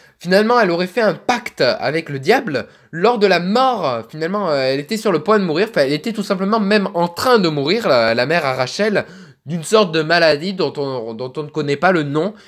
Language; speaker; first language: French; native; French